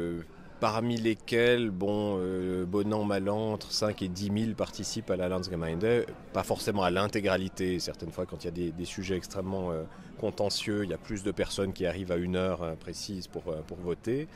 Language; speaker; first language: French; native; French